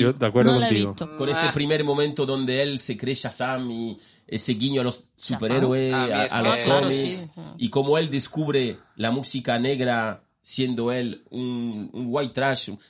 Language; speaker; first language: Spanish; non-native, fluent; French